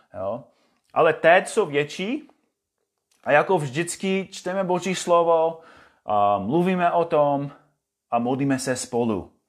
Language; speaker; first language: Czech; non-native, fluent; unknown